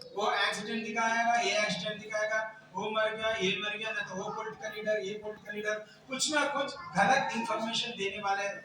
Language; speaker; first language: Hindi; non-native, local second language; Telugu